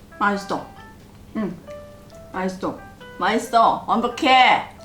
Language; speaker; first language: Korean; non-native, learner; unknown